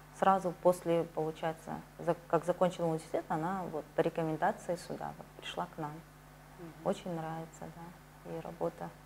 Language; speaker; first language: Russian; native; Russian